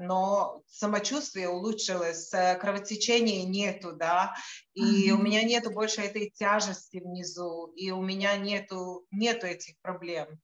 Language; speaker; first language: Russian; non-native, local second language; Latvian